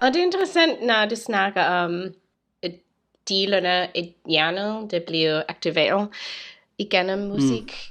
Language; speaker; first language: Danish; non-native, fluent; English